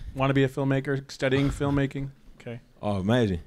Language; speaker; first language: English; native; English